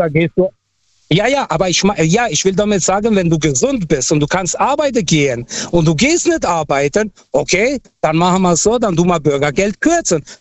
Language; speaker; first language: German; non-native, fluent; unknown